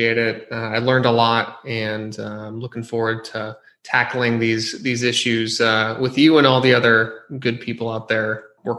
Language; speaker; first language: English; native; English